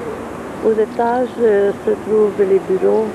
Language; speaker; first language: French; non-native, fluent; Hungarian